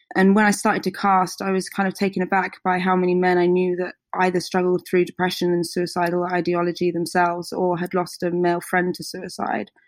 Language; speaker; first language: English; native; English